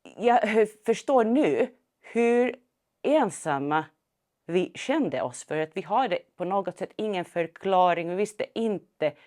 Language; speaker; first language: Swedish; non-native, fluent; Finnish